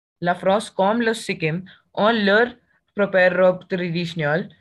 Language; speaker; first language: French; non-native, learner; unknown